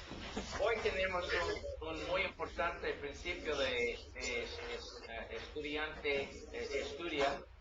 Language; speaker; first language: Spanish; non-native, learner; English